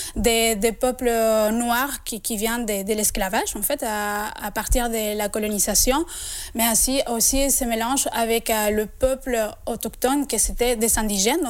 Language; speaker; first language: French; non-native, fluent; Spanish